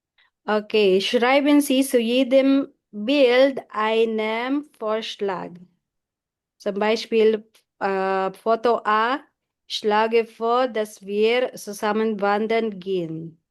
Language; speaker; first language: German; non-native, fluent; Filipino